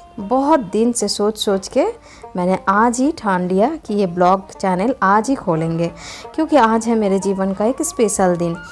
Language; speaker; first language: Hindi; non-native, local second language; Bangla